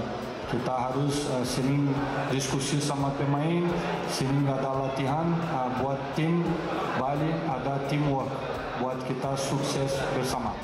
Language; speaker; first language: Indonesian; non-native, fluent; Portuguese